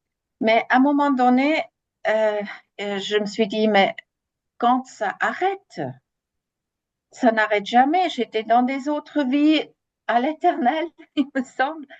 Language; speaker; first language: French; non-native, fluent; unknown